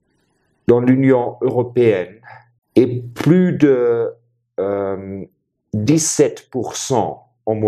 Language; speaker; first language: French; non-native, fluent; German